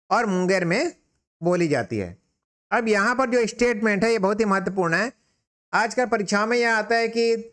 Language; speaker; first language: Hindi; native; Hindi